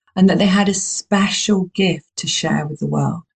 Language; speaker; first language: English; native; English